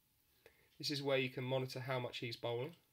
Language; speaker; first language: English; native; English